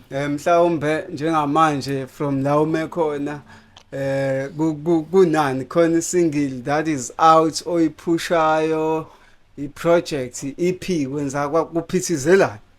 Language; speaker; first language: Zulu; native; Zulu